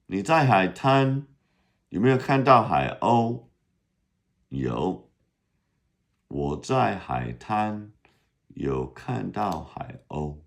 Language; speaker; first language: Chinese; non-native, fluent; English